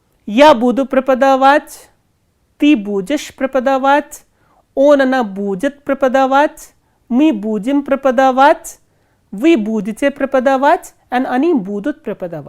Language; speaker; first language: Russian; non-native, fluent; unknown